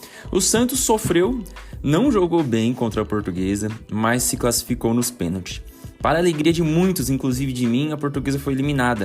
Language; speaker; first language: Portuguese; native; Portuguese